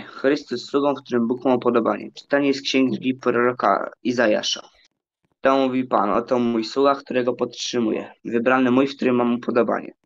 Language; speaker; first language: Polish; native; Polish